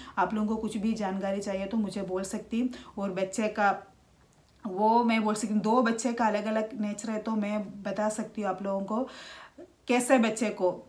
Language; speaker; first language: Hindi; non-native, local second language; Malayalam